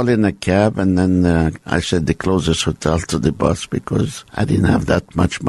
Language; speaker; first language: English; non-native, fluent; Arabic